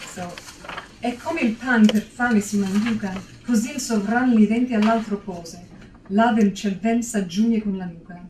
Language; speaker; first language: Italian; non-native, fluent; English